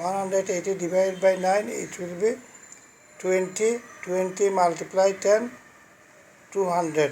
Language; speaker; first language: English; non-native, fluent; Bangla